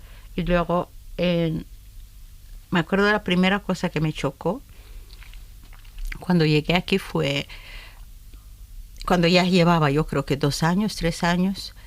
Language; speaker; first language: Spanish; non-native, fluent; Somali